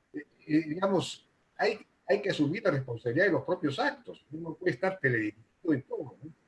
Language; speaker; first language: Spanish; native; Spanish